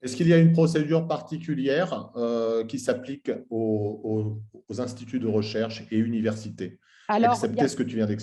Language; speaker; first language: French; native; French